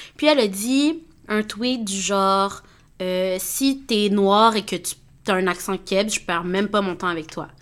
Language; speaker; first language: French; native; French